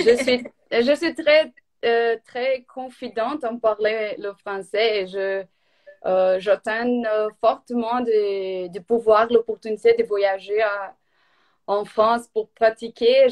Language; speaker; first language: French; non-native, learner; Portuguese